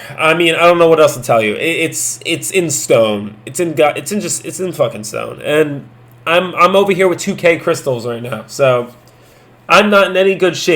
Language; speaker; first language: English; native; English